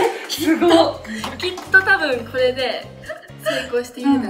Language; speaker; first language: Japanese; native; Japanese